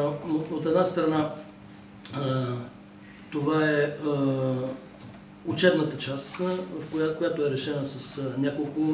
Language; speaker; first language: Bulgarian; native; Bulgarian